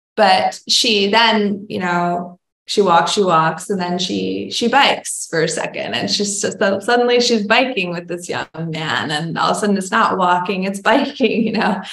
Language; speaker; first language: English; native; English